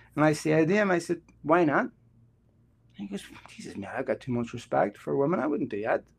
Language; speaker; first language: English; native; English